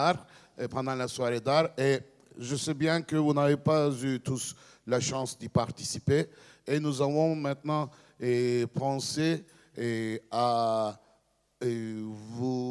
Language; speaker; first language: French; non-native, fluent; Turkish